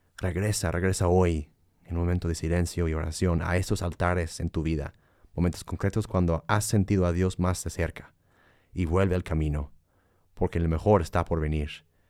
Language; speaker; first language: Spanish; early bilingual, heritage; Spanish